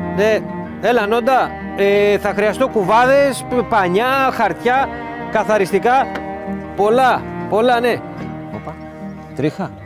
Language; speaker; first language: Greek; native; Greek